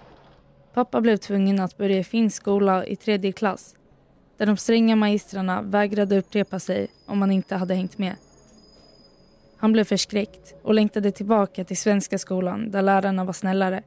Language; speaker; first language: Swedish; early bilingual, heritage; Finnish